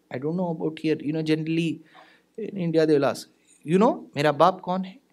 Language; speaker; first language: English; non-native, local second language; Tamil